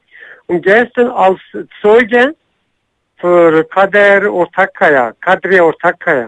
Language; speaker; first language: German; non-native, learner; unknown